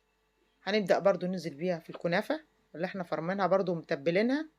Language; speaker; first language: Arabic; native; Arabic